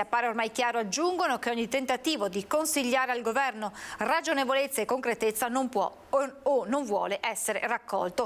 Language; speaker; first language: Italian; native; Italian